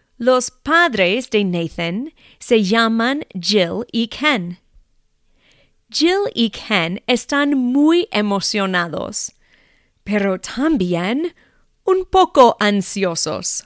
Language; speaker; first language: Spanish; non-native, fluent; English